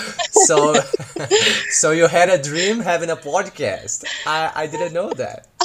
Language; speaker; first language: English; non-native, fluent; Portuguese